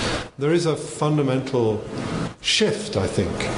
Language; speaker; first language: English; native; English